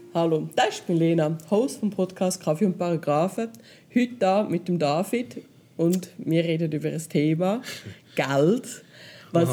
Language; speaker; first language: German; native; German